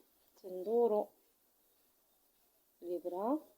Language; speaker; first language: Arabic; native; Arabic